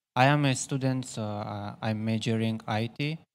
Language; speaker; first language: English; non-native, learner; Persian